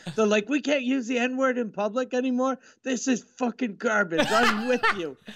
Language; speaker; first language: English; non-native, fluent; French